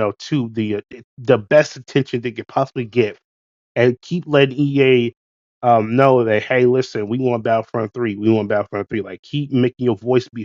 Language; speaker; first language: English; native; English